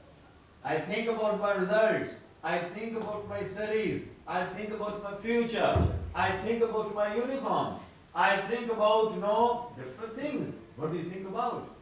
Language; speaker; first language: English; non-native, local second language; Urdu